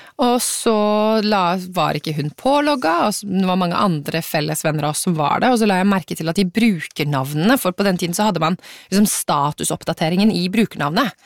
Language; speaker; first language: Norwegian; native; Norwegian